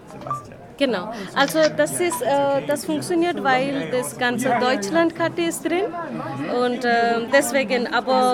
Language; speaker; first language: German; non-native, learner; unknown